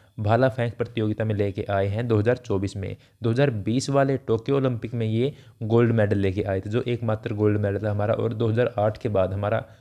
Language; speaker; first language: Hindi; native; Hindi